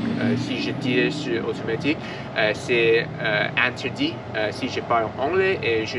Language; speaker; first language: French; non-native, learner; English